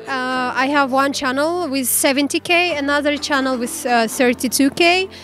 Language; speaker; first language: English; non-native, learner; Kazakh